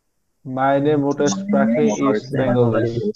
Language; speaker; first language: German; non-native, learner; Bangla